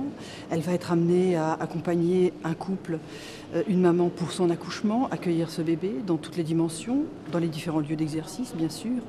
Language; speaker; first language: French; native; French